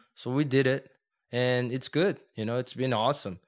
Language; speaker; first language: English; non-native, fluent; Korean